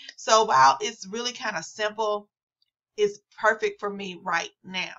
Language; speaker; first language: English; native; English